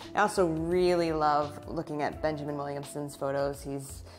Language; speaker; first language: English; native; English